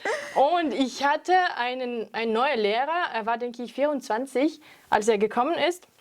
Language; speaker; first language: German; non-native, fluent; French